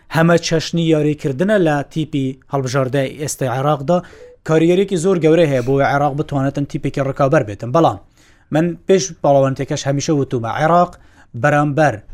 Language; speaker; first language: Central Kurdish; non-native, local second language; Kurdish